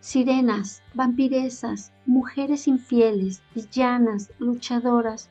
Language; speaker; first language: Spanish; native; Spanish